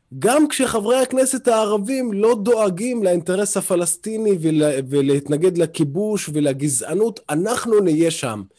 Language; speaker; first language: Hebrew; non-native, local second language; Arabic